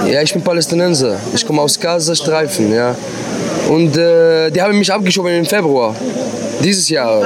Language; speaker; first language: German; non-native, learner; Arabic